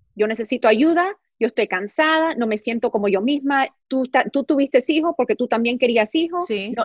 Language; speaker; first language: Spanish; early bilingual, heritage; Spanish